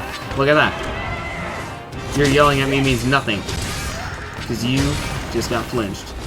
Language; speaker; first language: English; native; English